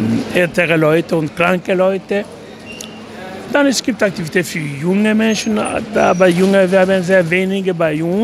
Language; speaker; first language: German; non-native, fluent; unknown